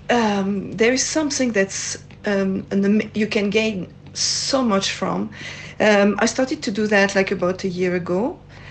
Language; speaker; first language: English; non-native, fluent; French